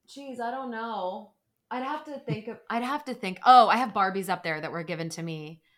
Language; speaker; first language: English; native; English